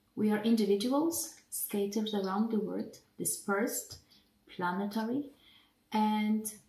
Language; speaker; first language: English; non-native, fluent; Polish